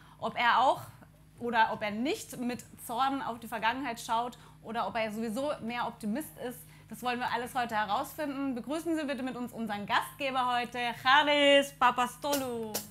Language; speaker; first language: German; native; German